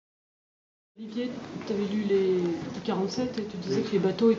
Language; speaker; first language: French; native; French